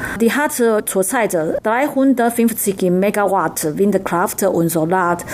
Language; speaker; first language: German; non-native, learner; Chinese